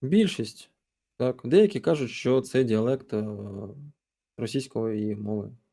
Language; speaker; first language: Ukrainian; non-native, local second language; Russian